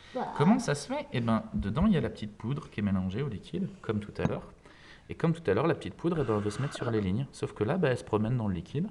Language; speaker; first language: French; native; French